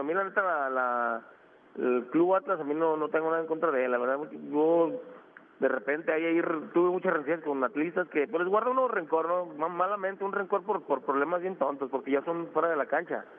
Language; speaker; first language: Spanish; native; Spanish